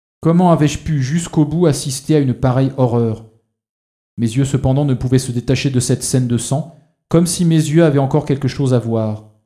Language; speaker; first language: French; native; French